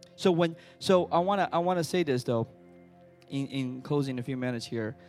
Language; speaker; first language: English; early bilingual, other home language; Chinese